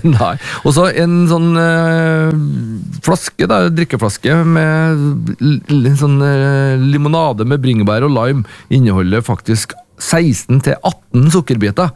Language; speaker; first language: Norwegian; native; Norwegian